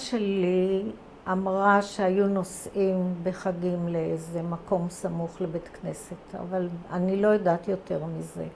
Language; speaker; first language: Hebrew; early bilingual, other home language; Croatian